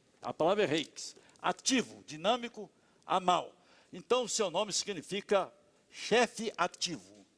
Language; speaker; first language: Portuguese; native; Portuguese